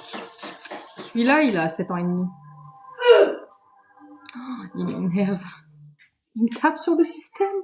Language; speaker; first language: French; native; French